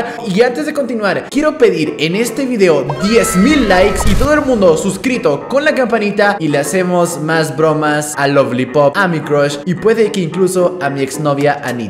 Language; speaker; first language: Spanish; native; Spanish